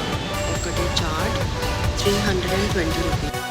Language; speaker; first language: Telugu; non-native, learner; Kannada